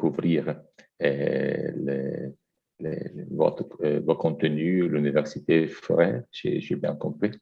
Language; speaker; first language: French; non-native, fluent; Italian